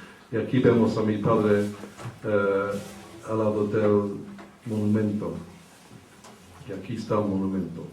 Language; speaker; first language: Spanish; early bilingual, heritage; English